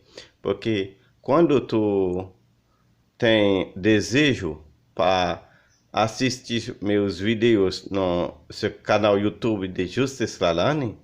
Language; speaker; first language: Portuguese; non-native, learner; Haitian Creole